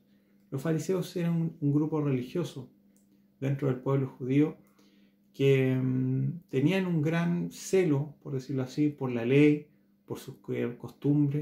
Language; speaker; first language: Spanish; native; Spanish